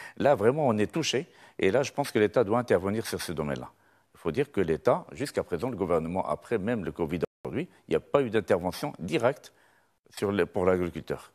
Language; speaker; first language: French; non-native, local second language; Arabic